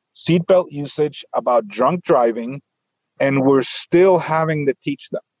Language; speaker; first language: English; non-native, fluent; Spanish